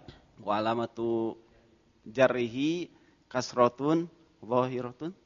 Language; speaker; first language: Arabic; non-native, learner; Indonesian